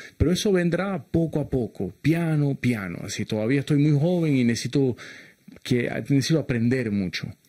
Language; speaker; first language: Spanish; early bilingual, heritage; Spanish